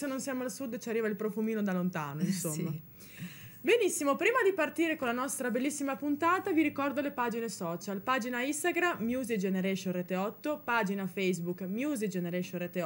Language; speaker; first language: Italian; native; Italian